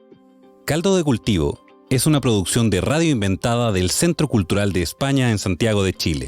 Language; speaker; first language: Spanish; native; Spanish